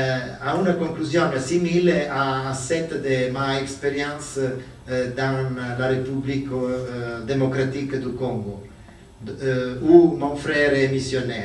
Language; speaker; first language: French; non-native, learner; Italian